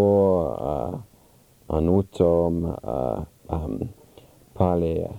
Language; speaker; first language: French; non-native, learner; English